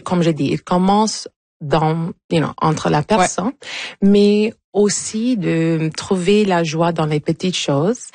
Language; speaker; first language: French; non-native, local second language; English